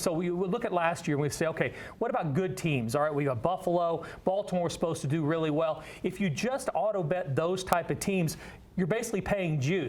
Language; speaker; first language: English; native; English